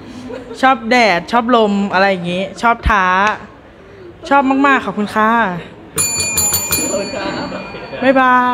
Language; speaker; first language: Thai; native; Thai